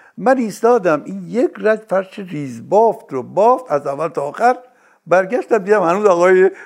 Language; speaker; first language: Persian; native; Persian